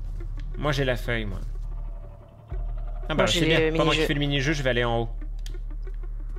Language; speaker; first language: French; native; French